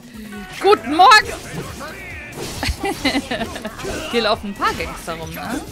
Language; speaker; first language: German; native; German